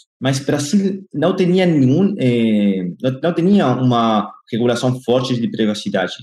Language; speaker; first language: Portuguese; non-native, fluent; Spanish